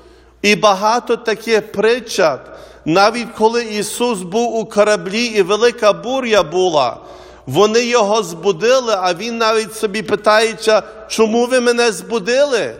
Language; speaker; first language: Ukrainian; early bilingual, heritage; Ukrainian